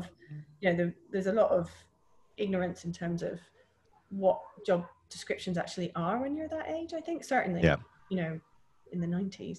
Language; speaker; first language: English; native; English